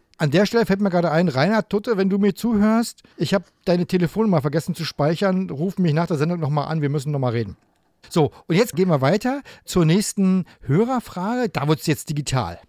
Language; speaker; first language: German; native; German